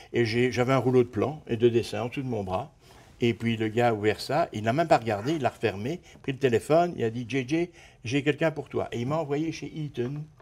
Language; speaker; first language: French; native; French